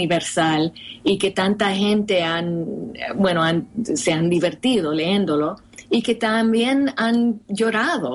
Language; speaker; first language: Spanish; early bilingual, heritage; Spanish